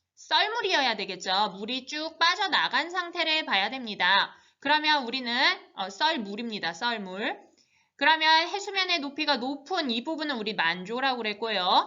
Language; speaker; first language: Korean; native; Korean